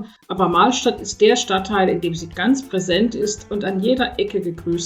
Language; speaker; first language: German; native; German